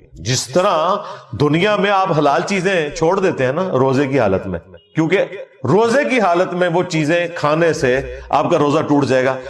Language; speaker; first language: Urdu; non-native, local second language; Punjabi